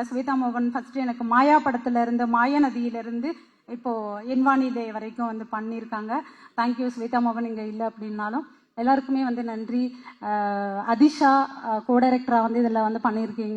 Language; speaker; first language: Tamil; native; Tamil